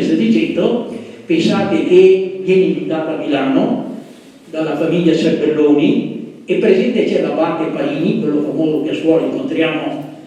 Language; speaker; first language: Italian; native; Italian